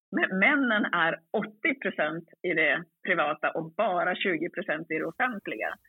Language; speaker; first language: Swedish; early bilingual, other home language; Swahili